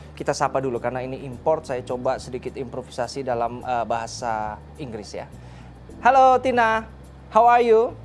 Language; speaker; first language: Indonesian; native; Indonesian